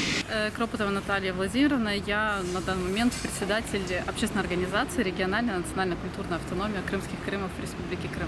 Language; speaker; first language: Russian; native; Russian